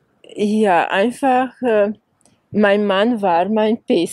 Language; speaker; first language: German; non-native, fluent; Hungarian